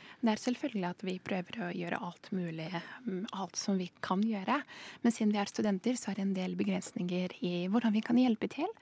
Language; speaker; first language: Norwegian; non-native, fluent; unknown